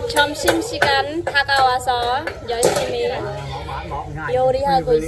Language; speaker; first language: Korean; non-native, fluent; Khmer